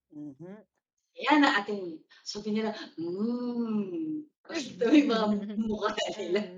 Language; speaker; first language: Filipino; native; Filipino